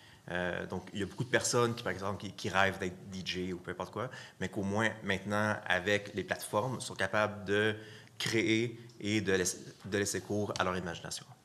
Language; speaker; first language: French; native; French